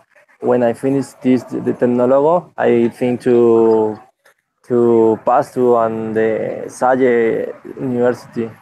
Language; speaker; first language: English; non-native, learner; Spanish